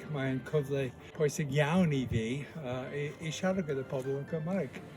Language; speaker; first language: Welsh; non-native, learner; English